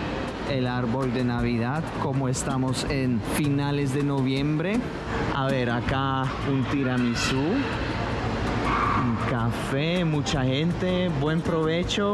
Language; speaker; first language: Spanish; non-native, fluent; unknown